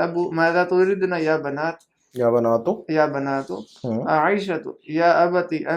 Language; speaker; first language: Arabic; non-native, learner; Urdu